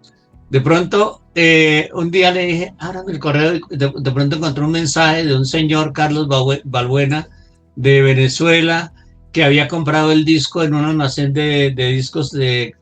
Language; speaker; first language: Spanish; native; Spanish